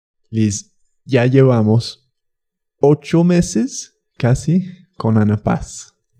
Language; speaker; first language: Spanish; non-native, fluent; English